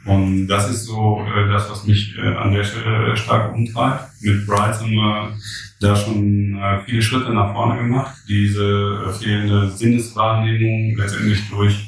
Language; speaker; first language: German; native; German